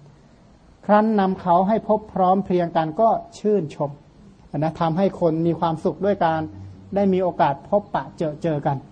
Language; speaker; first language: Thai; non-native, local second language; Khmer